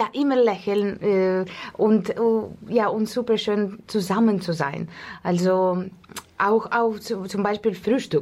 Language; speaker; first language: German; non-native, learner; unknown